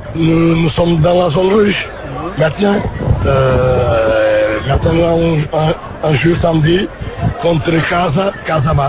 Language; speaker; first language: French; non-native, learner; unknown